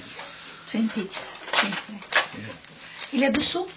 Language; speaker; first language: French; non-native, fluent; Dutch